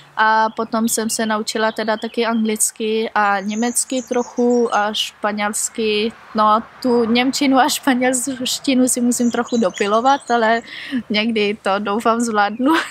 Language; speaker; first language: Czech; early bilingual, heritage; Czech